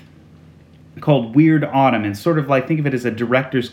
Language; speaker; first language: English; native; English